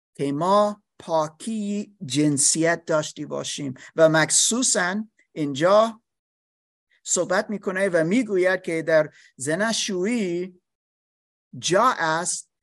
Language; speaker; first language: Persian; non-native, learner; English